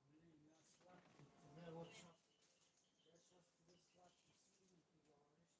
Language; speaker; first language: Russian; non-native, learner; Tajik